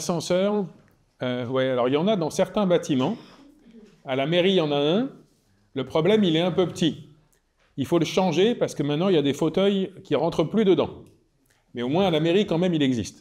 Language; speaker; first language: French; native; French